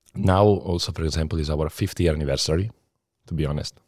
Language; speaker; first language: English; non-native, fluent; Italian